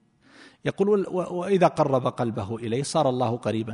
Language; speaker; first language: Arabic; native; Arabic